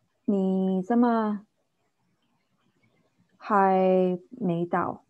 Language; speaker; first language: Chinese; non-native, learner; English